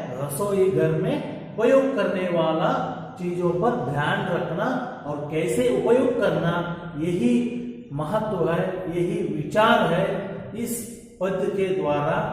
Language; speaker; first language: Hindi; non-native, local second language; Kannada